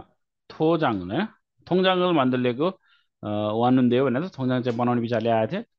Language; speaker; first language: Korean; non-native, fluent; Nepali